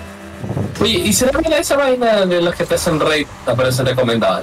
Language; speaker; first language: Spanish; native; Spanish